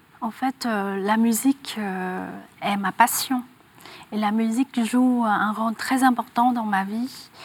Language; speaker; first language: French; non-native, fluent; Vietnamese